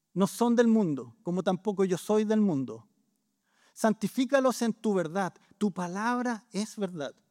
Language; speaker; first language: Spanish; native; Spanish